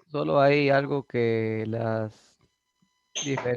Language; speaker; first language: Spanish; native; Spanish